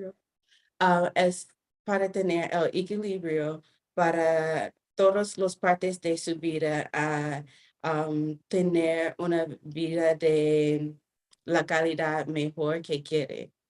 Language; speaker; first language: Spanish; non-native, fluent; English